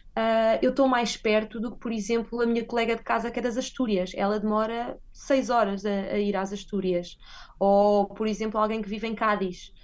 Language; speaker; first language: Portuguese; native; Portuguese